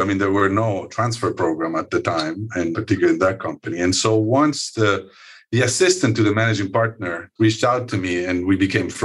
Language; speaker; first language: English; non-native, fluent; Italian